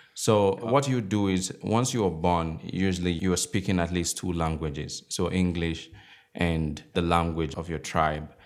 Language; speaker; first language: English; non-native, local second language; Igbo